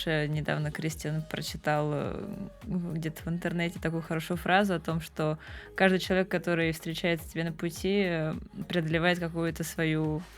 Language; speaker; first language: Russian; native; Russian